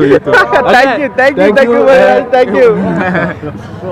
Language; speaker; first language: English; non-native, learner; Sylheti